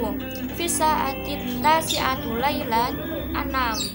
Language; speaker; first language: Arabic; non-native, learner; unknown